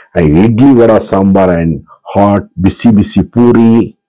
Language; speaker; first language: English; non-native, local second language; Kannada